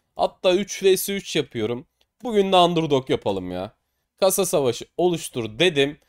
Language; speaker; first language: Turkish; native; Turkish